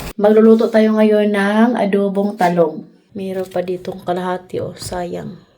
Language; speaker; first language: Filipino; non-native, local second language; Cebuano